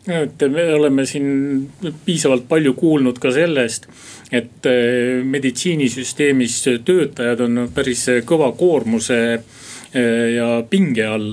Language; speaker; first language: Estonian; native; Estonian